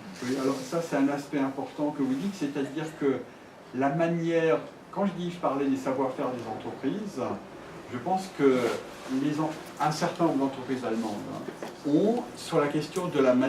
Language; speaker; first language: French; native; French